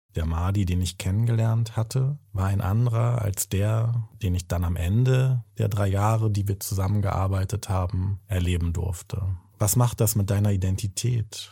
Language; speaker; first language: German; native; German